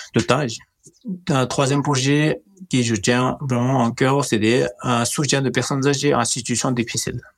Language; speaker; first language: French; non-native, learner; Nepali